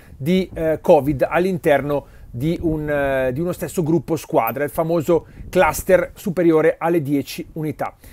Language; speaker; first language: Italian; native; Italian